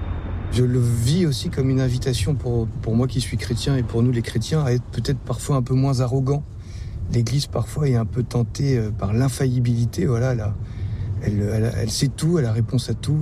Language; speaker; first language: French; native; French